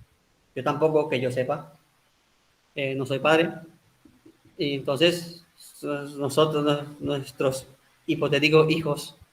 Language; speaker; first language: Spanish; native; Spanish